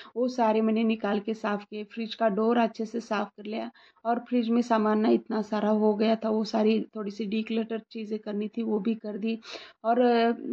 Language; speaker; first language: Hindi; non-native, local second language; Marathi